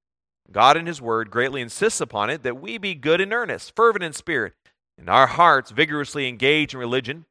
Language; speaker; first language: English; native; English